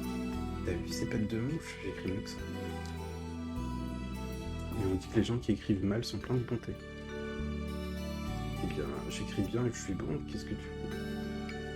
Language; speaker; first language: French; native; French